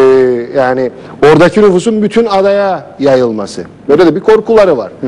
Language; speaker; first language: Turkish; native; Turkish